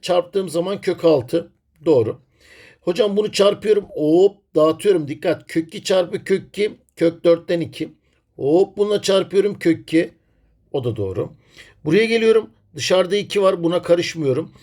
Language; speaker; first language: Turkish; native; Turkish